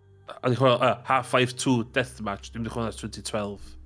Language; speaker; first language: Welsh; native; Welsh